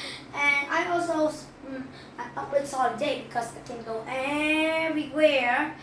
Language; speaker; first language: English; non-native, learner; Vietnamese